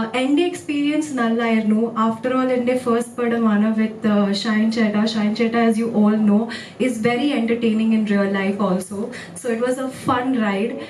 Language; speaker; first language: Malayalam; early bilingual, heritage; Malayalam